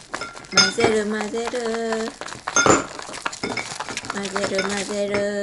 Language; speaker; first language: Japanese; non-native, learner; Vietnamese